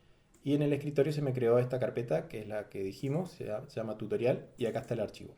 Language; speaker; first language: Spanish; native; Spanish